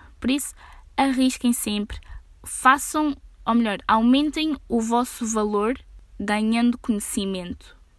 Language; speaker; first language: Portuguese; early bilingual, heritage; Portuguese